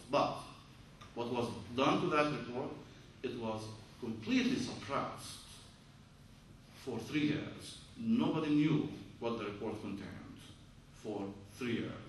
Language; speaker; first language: English; non-native, fluent; Arabic